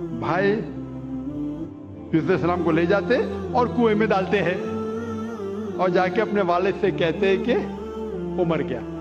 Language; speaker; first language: Urdu; non-native, local second language; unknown